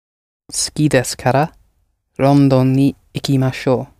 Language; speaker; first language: Japanese; non-native, learner; English